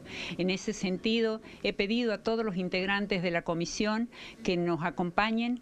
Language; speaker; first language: Spanish; native; Spanish